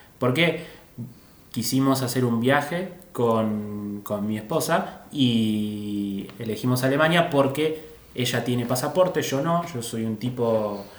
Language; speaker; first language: Spanish; native; Spanish